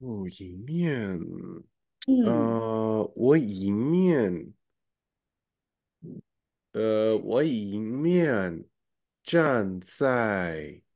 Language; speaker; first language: Chinese; non-native, fluent; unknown